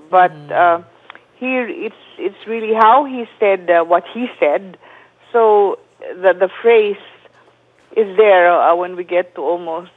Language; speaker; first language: English; non-native, local second language; Filipino